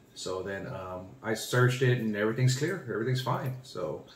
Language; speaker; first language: English; native; English